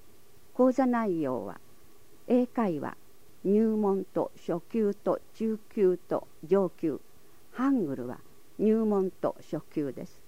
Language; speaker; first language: Japanese; native; Japanese